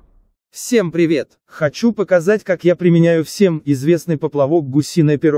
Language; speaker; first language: Russian; native; Russian